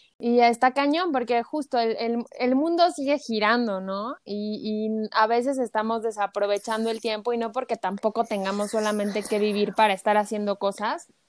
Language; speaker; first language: Spanish; native; Spanish